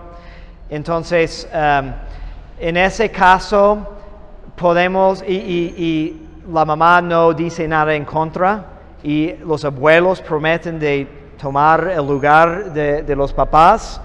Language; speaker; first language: Spanish; non-native, fluent; English